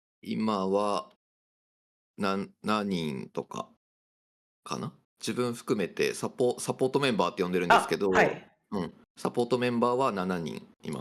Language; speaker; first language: Japanese; native; Japanese